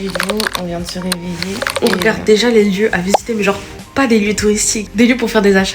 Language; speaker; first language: French; native; French